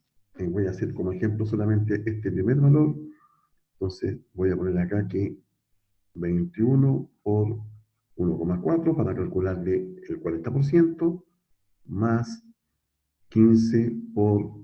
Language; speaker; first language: Spanish; native; Spanish